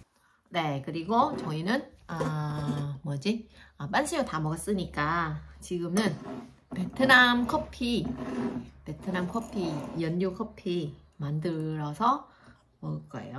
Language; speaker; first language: Korean; non-native, fluent; Vietnamese